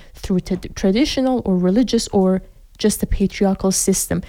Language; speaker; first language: English; non-native, fluent; Persian